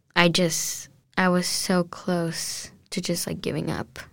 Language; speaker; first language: English; non-native, fluent; Spanish